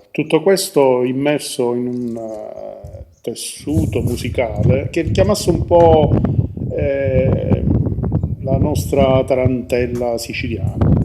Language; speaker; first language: Italian; native; Italian